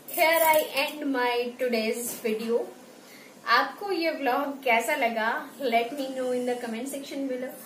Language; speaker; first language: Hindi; non-native, local second language; Bangla